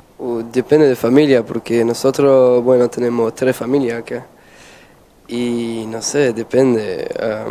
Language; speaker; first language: Spanish; non-native, fluent; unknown